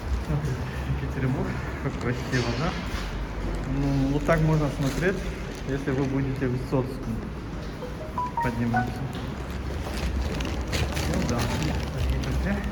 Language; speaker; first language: Russian; early bilingual, other home language; Tajik